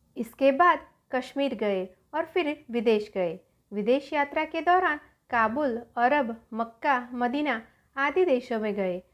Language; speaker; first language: Hindi; non-native, local second language; Gujarati